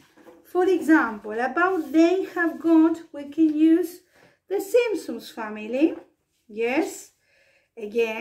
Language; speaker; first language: English; non-native, fluent; Spanish